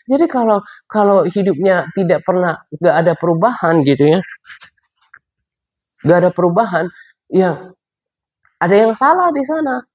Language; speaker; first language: Indonesian; native; Indonesian